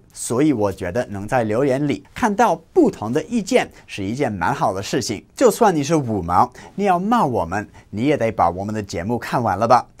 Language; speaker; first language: Chinese; non-native, fluent; English